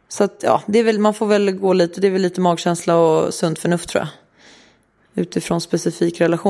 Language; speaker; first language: Swedish; native; Swedish